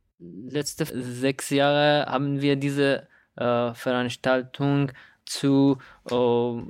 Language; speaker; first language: German; non-native, learner; Persian